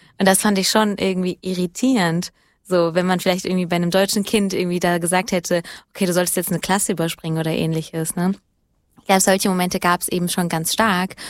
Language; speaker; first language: German; early bilingual, other home language; Italian